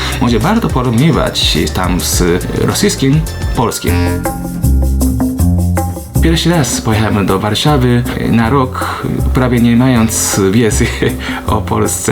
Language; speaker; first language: Polish; non-native, fluent; Japanese